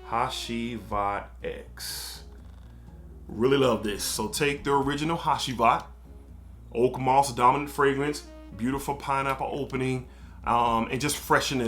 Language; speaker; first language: English; native; English